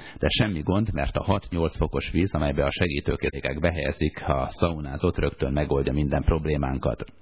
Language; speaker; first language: Hungarian; native; Hungarian